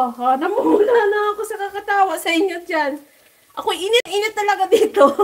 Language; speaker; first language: Filipino; non-native, local second language; Hiligaynon